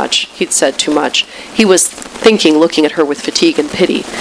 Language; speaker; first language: English; early bilingual, other home language; Spanish